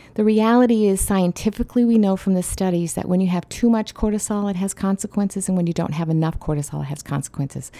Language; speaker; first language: English; native; English